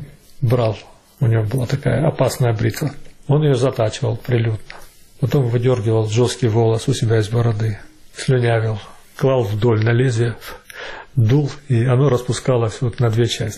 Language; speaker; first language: Russian; native; Russian